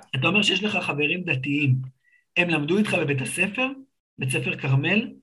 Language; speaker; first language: Hebrew; native; Hebrew